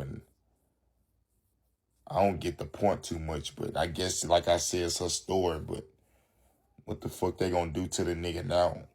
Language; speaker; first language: English; native; English